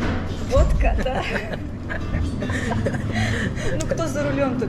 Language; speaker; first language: Russian; native; Russian